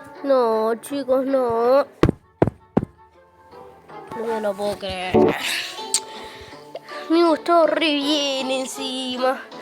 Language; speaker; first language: Spanish; native; Spanish